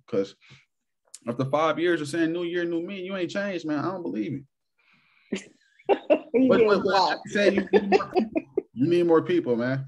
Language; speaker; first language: English; native; English